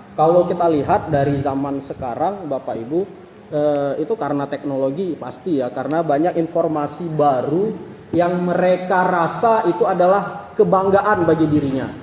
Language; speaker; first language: Indonesian; non-native, local second language; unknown